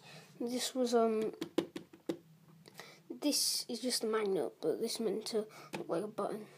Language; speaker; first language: English; native; English